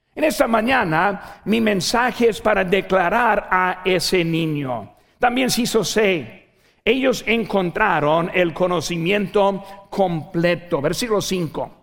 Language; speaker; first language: Spanish; non-native, fluent; English